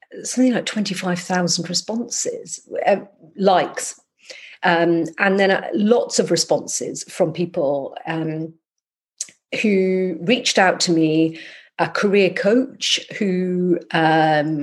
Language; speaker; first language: English; native; English